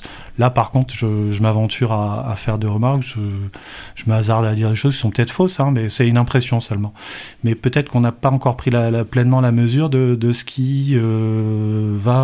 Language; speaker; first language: French; native; French